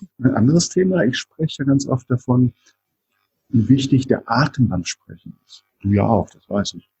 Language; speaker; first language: German; native; German